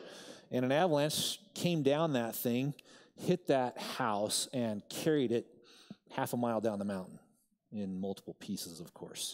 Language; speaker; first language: English; native; English